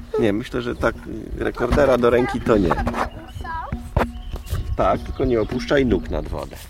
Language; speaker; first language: Polish; native; Polish